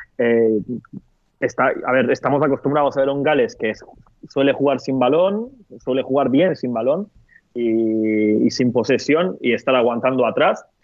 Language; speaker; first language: Spanish; non-native, fluent; Turkish